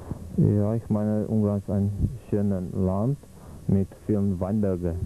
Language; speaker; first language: German; non-native, learner; Czech